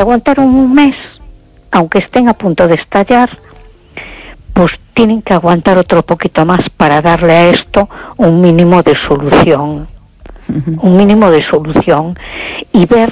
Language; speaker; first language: Spanish; native; Spanish